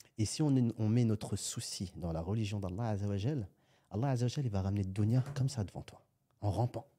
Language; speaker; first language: French; native; French